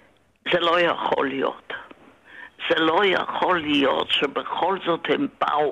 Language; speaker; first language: Hebrew; non-native, fluent; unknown